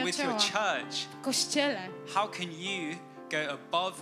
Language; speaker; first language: English; native; English